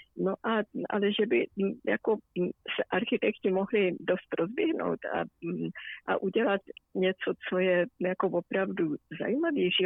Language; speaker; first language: Czech; native; Czech